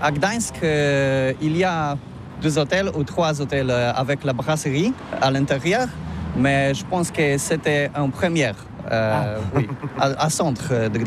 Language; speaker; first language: French; non-native, learner; Polish